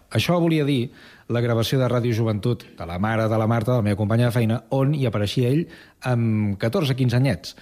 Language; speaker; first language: Catalan; native; Catalan